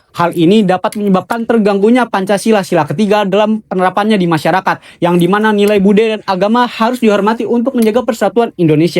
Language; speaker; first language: Indonesian; native; Indonesian